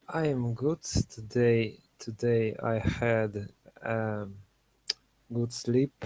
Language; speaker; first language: English; non-native, learner; Russian